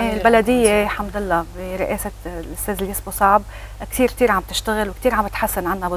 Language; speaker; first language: Arabic; native; Arabic